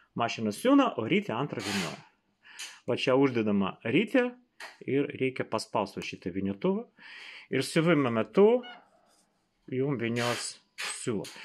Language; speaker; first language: Lithuanian; non-native, local second language; Russian